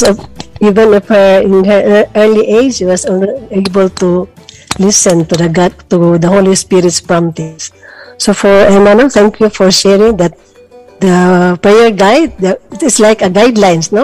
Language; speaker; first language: English; non-native, local second language; Cebuano